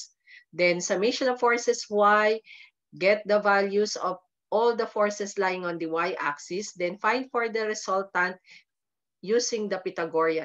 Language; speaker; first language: English; non-native, local second language; Filipino